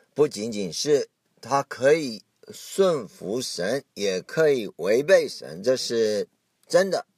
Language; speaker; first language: Chinese; non-native, fluent; English